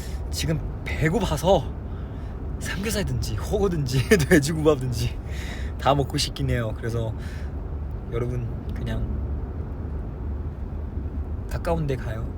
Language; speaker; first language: Korean; non-native, fluent; Chinese